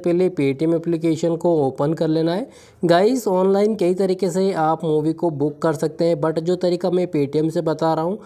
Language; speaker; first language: Hindi; native; Hindi